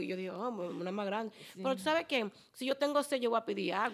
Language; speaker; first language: Spanish; early bilingual, heritage; Spanish